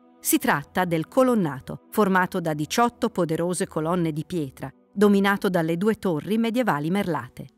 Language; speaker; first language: Italian; native; Italian